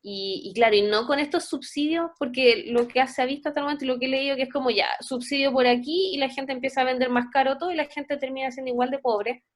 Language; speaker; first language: Spanish; native; Spanish